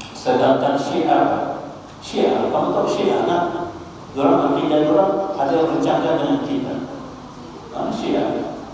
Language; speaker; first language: Malay; native; Malay